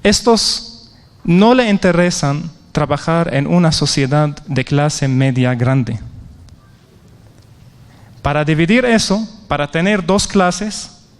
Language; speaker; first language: Spanish; non-native, fluent; Arabic